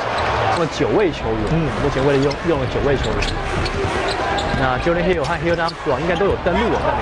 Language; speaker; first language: Chinese; native; Chinese